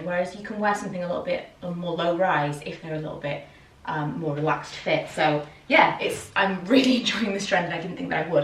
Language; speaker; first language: English; native; English